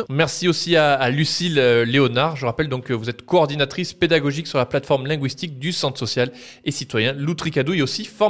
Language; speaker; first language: French; native; French